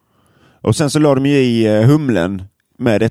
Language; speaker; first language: Swedish; native; Swedish